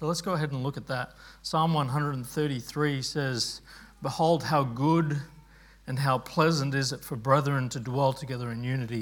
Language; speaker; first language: English; native; English